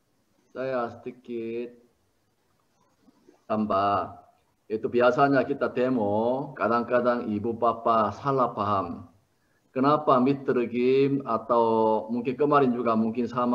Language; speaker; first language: Indonesian; non-native, learner; Korean